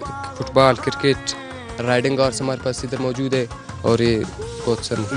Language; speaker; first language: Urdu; non-native, local second language; Pashto